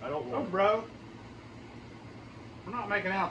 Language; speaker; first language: English; native; English